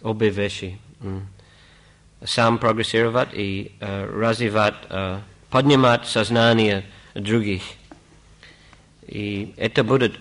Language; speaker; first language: Russian; non-native, fluent; English